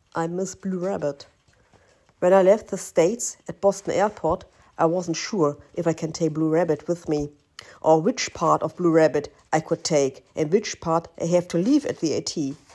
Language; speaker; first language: English; non-native, learner; German